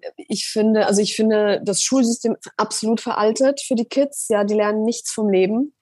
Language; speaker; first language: German; early bilingual, other home language; Polish